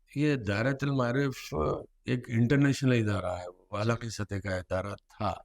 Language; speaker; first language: Urdu; native; Urdu